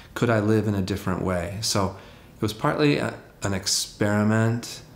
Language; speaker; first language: English; native; English